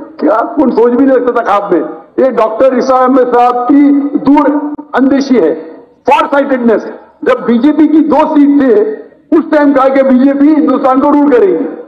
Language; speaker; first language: Urdu; non-native, local second language; Konkani